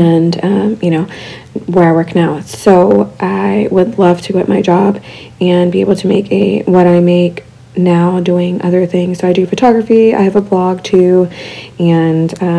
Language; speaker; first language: English; early bilingual, other home language; Spanish